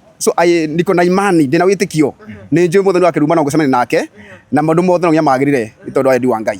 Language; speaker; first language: Kikuyu; non-native, local second language; Embu